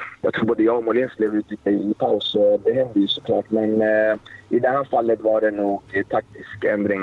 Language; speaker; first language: Swedish; native; Swedish